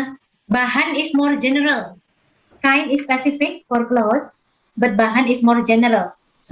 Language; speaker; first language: English; non-native, fluent; Indonesian